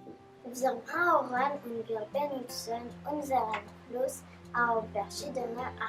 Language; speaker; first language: German; non-native, learner; French